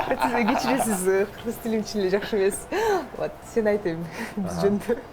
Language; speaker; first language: Kyrgyz; non-native, local second language; Russian